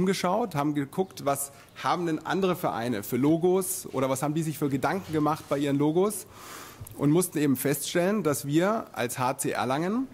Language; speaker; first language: German; native; German